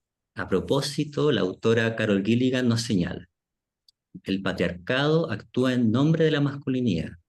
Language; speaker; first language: Spanish; native; Spanish